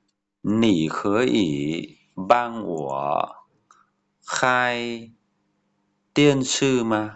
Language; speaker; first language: Chinese; non-native, fluent; Vietnamese